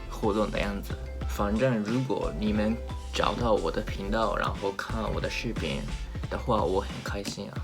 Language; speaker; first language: Chinese; non-native, learner; Japanese